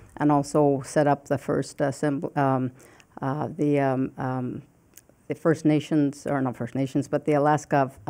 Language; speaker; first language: English; non-native, fluent; Cree